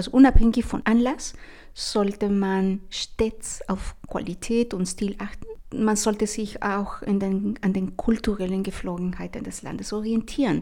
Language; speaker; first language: German; non-native, fluent; Spanish